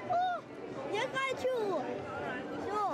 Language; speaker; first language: Russian; early bilingual, heritage; Russian